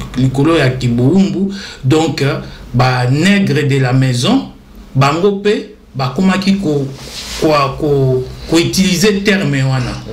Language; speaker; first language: Lingala; non-native, local second language; Kongo